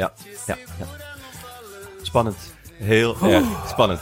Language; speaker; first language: Dutch; native; Dutch